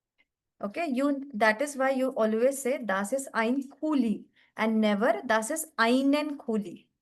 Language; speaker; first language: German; non-native, fluent; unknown